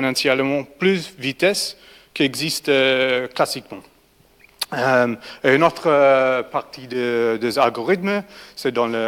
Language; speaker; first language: French; non-native, fluent; English